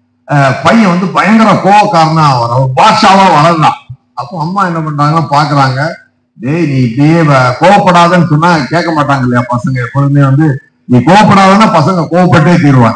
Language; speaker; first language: Tamil; native; Tamil